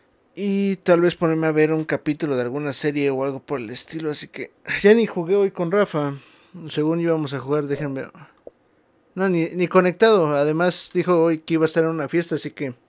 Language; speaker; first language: Spanish; native; Spanish